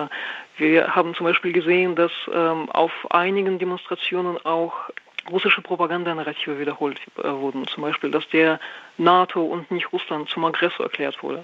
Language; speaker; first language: German; non-native, fluent; Russian